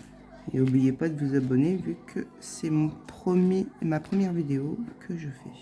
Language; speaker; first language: French; native; French